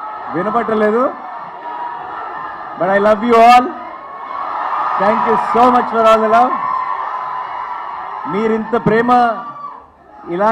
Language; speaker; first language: Telugu; native; Telugu